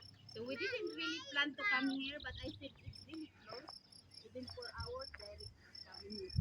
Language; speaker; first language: English; non-native, local second language; Filipino